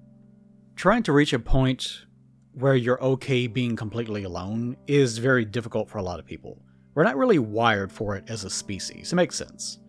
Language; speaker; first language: English; native; English